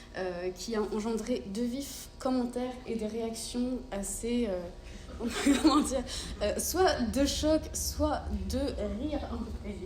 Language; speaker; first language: French; native; French